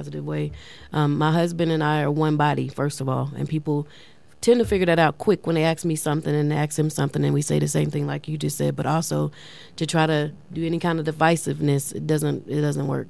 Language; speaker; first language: English; native; English